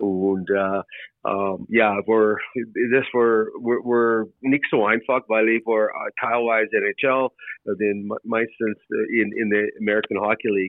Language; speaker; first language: German; non-native, learner; English